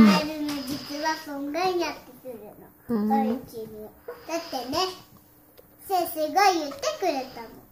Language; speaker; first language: Japanese; early bilingual, other home language; English